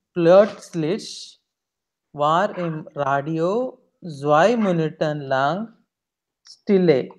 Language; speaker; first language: German; non-native, learner; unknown